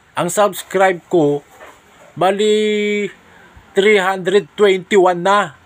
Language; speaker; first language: Filipino; non-native, local second language; Hiligaynon